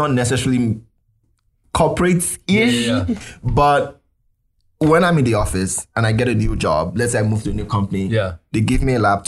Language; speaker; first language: English; non-native, local second language; Yoruba